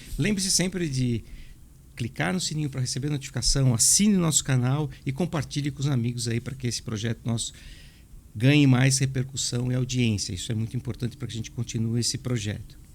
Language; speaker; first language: Portuguese; native; Portuguese